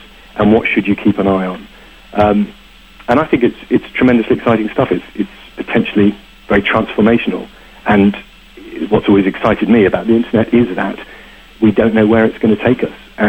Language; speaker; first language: English; native; English